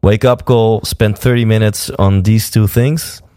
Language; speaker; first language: English; non-native, fluent; Dutch